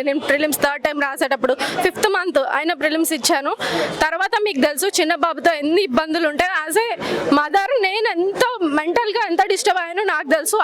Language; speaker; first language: Telugu; native; Telugu